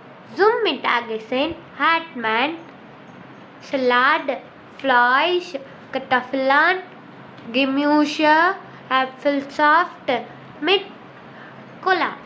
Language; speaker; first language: German; non-native, learner; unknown